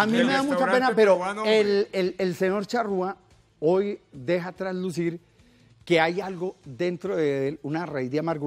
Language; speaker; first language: Spanish; native; Spanish